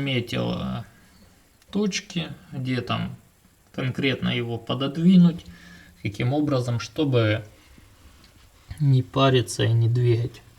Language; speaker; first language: Russian; native; Russian